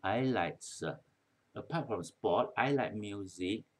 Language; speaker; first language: English; non-native, local second language; Malay